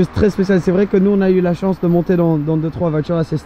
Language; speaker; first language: French; native; French